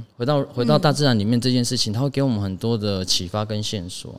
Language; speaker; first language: Chinese; non-native, local second language; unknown